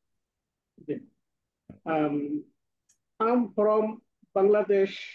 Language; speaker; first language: English; non-native, learner; Bangla